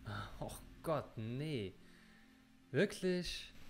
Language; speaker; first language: German; native; German